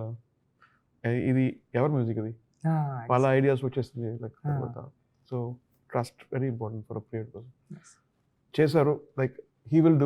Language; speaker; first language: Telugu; non-native, learner; Tamil